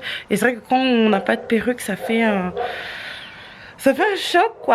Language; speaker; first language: French; native; French